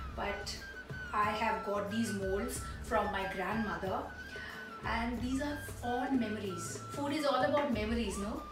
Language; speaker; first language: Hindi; non-native, local second language; Bangla